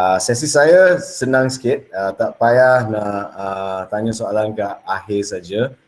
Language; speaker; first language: Malay; non-native, local second language; English